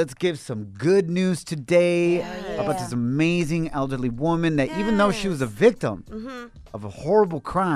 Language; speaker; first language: English; non-native, fluent; Spanish